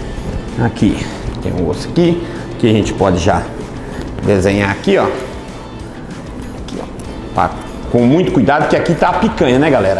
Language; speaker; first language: Portuguese; native; Portuguese